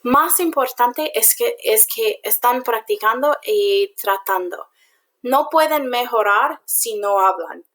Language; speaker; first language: Spanish; non-native, learner; English